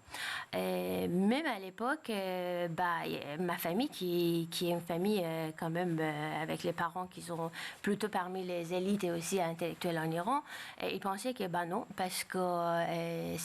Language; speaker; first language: French; non-native, fluent; Persian